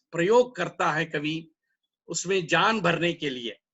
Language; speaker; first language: Hindi; non-native, local second language; Kannada